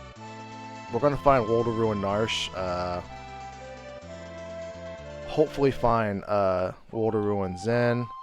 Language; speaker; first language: English; native; English